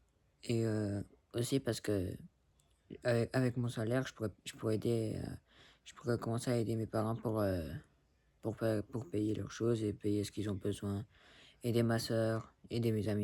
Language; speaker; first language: French; early bilingual, other home language; Spanish